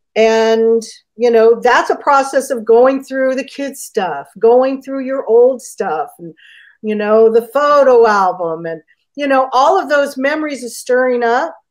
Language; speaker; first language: English; native; English